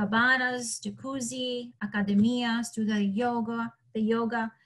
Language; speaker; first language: Portuguese; non-native, learner; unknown